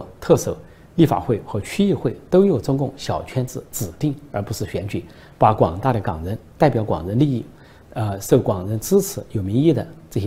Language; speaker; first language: Chinese; native; Chinese